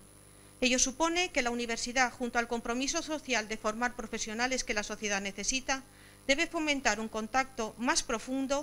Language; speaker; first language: Spanish; native; Spanish